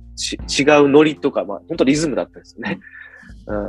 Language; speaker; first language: Japanese; native; Japanese